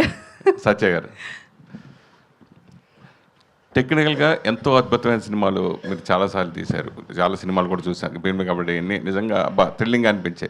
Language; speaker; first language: Telugu; native; Telugu